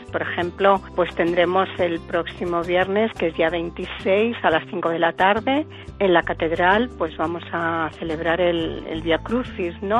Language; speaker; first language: Spanish; native; Spanish